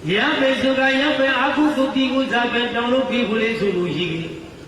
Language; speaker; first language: Burmese; native; Burmese